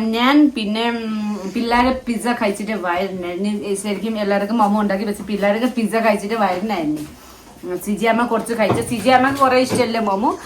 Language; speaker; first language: Malayalam; non-native, learner; Nepali